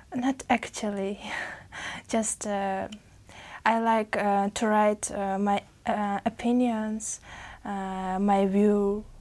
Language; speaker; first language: English; non-native, fluent; Uzbek